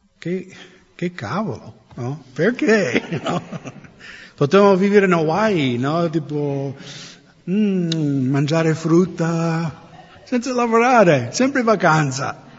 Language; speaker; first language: Italian; non-native, fluent; English